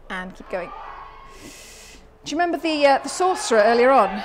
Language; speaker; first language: English; native; English